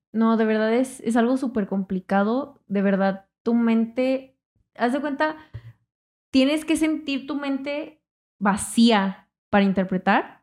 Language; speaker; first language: Spanish; native; Spanish